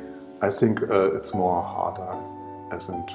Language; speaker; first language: English; non-native, learner; German